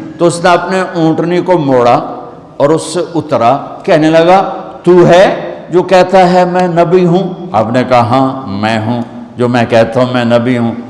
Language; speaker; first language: Urdu; non-native, local second language; Punjabi